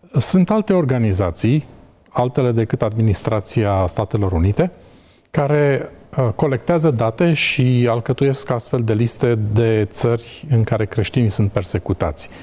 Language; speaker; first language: Romanian; native; Romanian